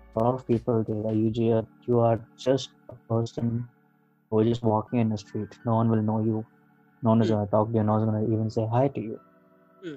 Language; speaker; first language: English; non-native, local second language; Hindi